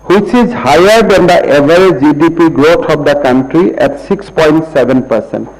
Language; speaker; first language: English; non-native, local second language; Assamese